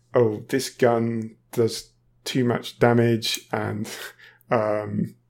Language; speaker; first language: English; native; English